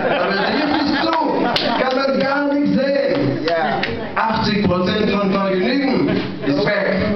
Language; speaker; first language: German; non-native, learner; Russian